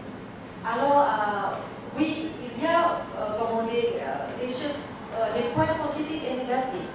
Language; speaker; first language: French; non-native, fluent; Indonesian